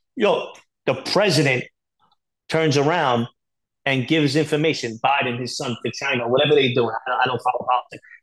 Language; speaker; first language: English; native; English